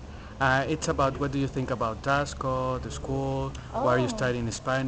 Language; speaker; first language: English; non-native, learner; Spanish